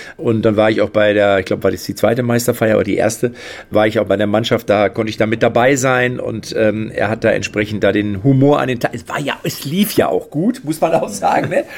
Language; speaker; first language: German; native; German